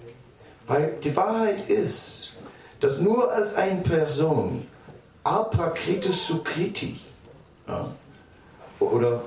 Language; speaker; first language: German; non-native, fluent; Dutch